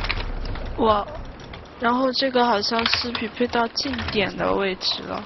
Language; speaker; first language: Chinese; native; Chinese